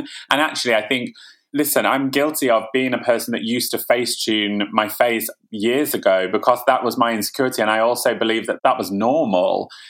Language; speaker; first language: English; native; English